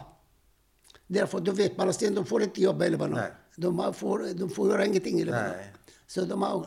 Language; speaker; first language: Swedish; non-native, fluent; Arabic